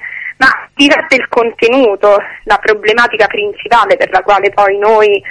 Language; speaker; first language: Italian; native; Italian